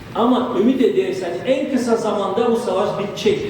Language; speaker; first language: Turkish; non-native, fluent; Romanian